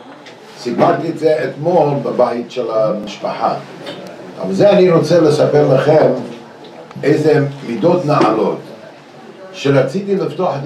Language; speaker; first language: Hebrew; non-native, fluent; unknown